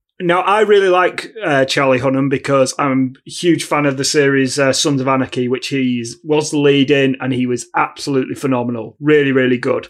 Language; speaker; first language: English; native; English